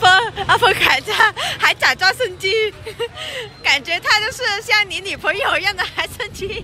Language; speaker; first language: Chinese; non-native, fluent; Vietnamese